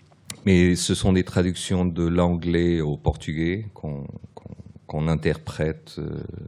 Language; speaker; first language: French; early bilingual, other home language; Portuguese